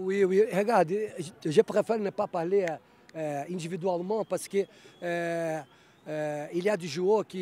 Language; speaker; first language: French; non-native, fluent; Portuguese